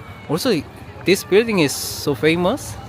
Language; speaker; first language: English; non-native, learner; Korean